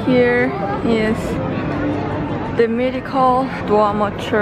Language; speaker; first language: English; non-native, fluent; Chinese